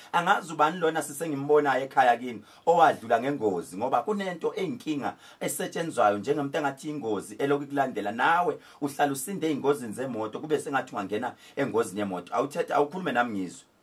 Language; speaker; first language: Zulu; native; Zulu